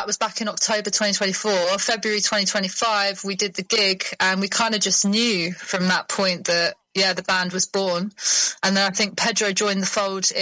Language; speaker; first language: English; native; English